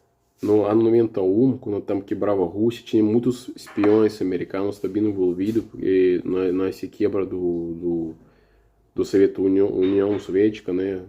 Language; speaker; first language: Portuguese; non-native, learner; Russian